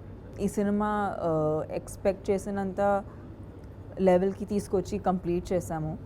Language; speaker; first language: Telugu; non-native, fluent; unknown